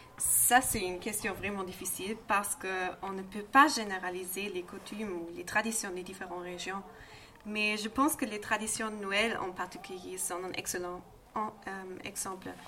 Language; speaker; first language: French; non-native, fluent; German